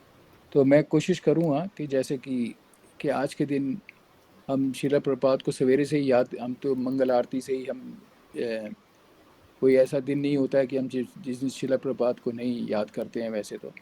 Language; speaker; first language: Hindi; native; Hindi